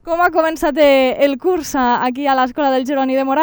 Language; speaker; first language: Catalan; native; Catalan